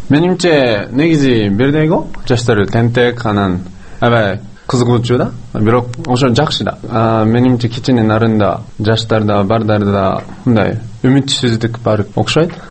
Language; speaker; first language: Kyrgyz; non-native, learner; Japanese